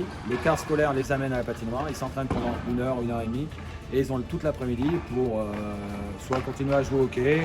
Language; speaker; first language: French; native; French